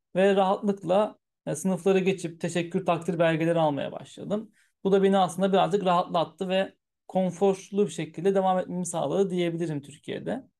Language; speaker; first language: Turkish; early bilingual, heritage; Turkish